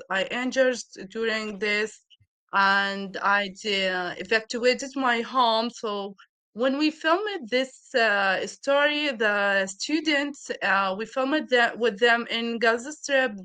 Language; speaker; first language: English; non-native, learner; Arabic